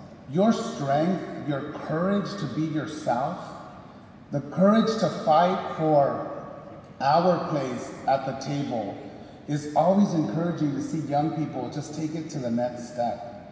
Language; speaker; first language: English; early bilingual, other home language; Spanish